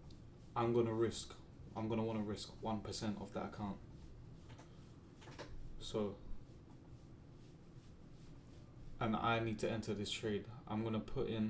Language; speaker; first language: English; native; English